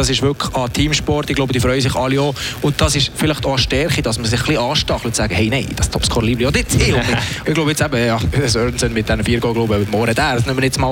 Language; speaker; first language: German; native; German